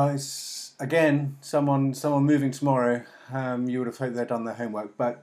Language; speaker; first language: English; native; English